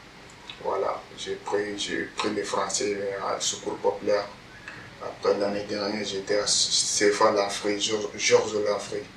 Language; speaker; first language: French; non-native, learner; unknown